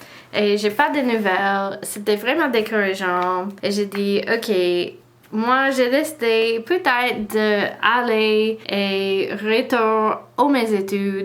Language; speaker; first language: French; non-native, learner; English